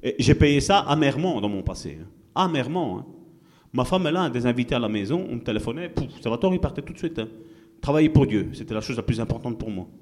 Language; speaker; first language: French; non-native, fluent; Italian